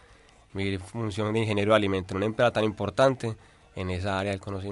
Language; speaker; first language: Spanish; native; Spanish